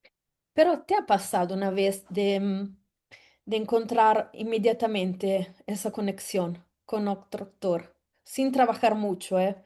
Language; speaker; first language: Spanish; non-native, fluent; Italian